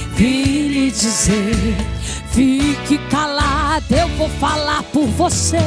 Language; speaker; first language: Portuguese; native; Portuguese